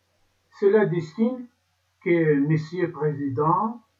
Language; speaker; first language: French; non-native, learner; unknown